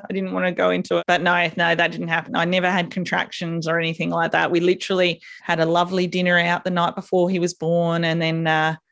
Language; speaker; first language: English; native; English